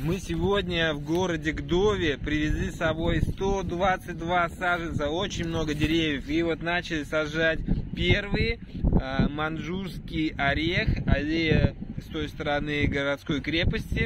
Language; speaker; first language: Russian; native; Russian